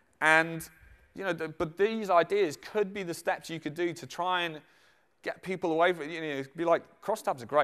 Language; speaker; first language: English; native; English